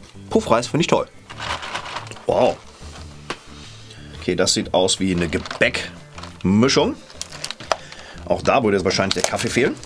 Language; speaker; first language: German; native; German